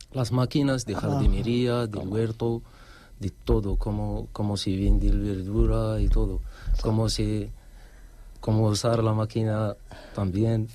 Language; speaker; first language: Spanish; non-native, learner; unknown